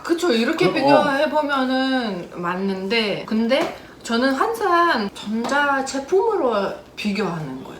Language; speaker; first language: Korean; non-native, fluent; Russian